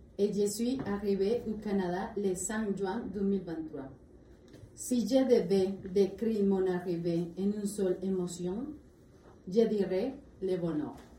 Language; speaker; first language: French; non-native, learner; Spanish